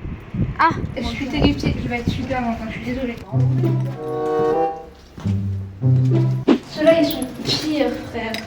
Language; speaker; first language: French; native; French